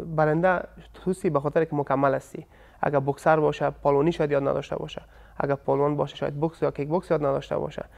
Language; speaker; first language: Persian; native; Persian